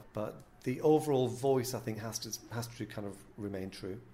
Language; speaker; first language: English; native; English